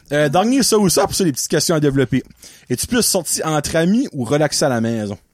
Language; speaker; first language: French; native; French